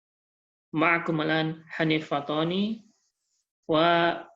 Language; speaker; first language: Arabic; non-native, fluent; Indonesian